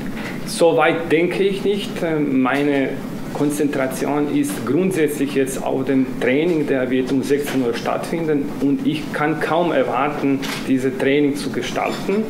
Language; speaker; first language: German; non-native, fluent; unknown